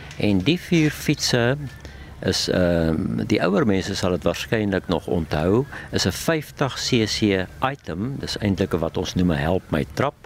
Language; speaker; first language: Afrikaans; native; Afrikaans